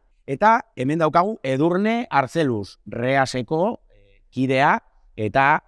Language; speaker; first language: Basque; native; Basque